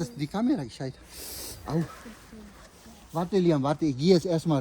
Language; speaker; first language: German; non-native, fluent; Filipino